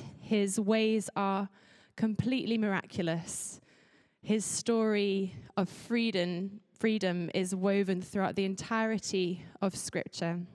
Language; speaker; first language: English; native; English